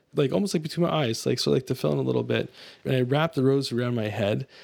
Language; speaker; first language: English; native; English